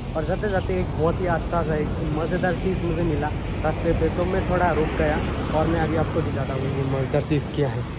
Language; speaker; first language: Hindi; non-native, local second language; Assamese